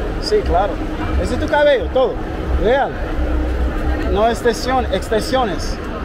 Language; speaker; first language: Spanish; non-native, learner; English